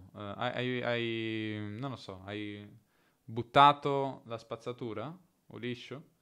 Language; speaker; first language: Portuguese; non-native, learner; Italian